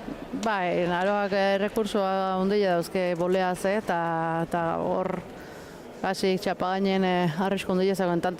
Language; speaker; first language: Basque; native; Basque